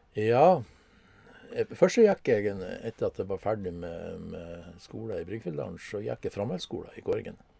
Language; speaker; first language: Norwegian; native; Norwegian